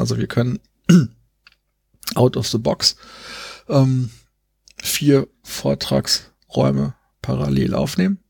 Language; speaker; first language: German; native; German